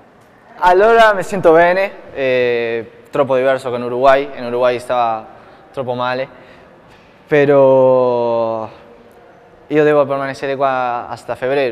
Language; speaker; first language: Italian; non-native, learner; Spanish